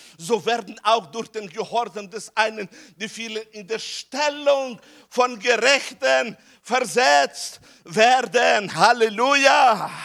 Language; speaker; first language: German; non-native, fluent; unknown